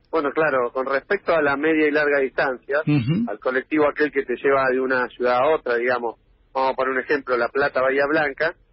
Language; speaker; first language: Spanish; native; Spanish